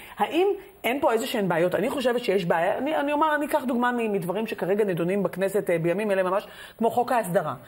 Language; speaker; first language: Hebrew; native; Hebrew